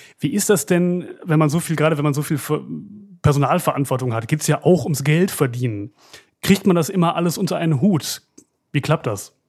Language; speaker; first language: German; native; German